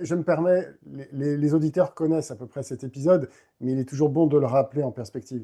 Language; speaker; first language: French; native; French